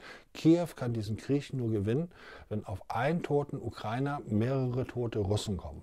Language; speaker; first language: German; native; German